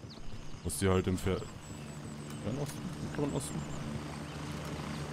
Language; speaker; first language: German; native; German